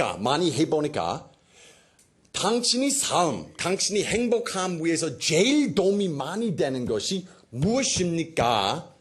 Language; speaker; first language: Korean; non-native, fluent; English